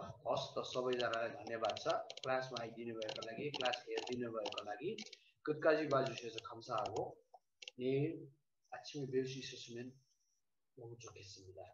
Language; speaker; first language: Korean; non-native, fluent; Nepali